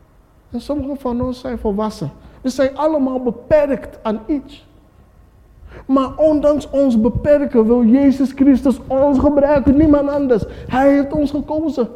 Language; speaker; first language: Dutch; non-native, fluent; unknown